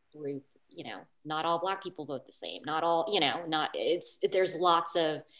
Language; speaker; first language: English; native; English